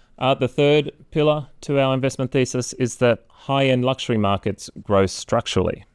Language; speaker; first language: English; native; English